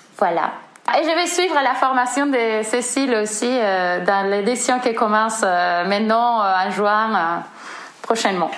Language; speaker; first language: French; non-native, fluent; Spanish